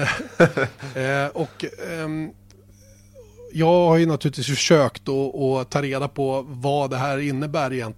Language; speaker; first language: Swedish; native; Swedish